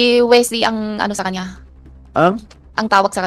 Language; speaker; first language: Filipino; non-native, learner; Chinese